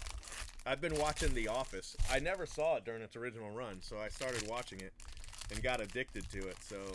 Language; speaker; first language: English; native; English